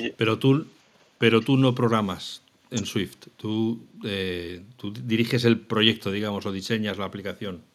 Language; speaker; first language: Spanish; native; Spanish